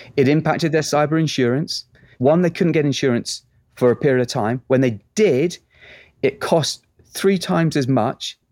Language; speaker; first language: English; native; English